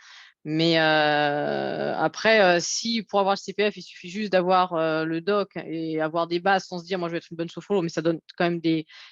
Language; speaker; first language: French; native; French